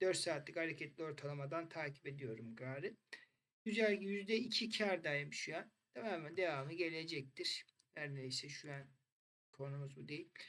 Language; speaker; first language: Turkish; native; Turkish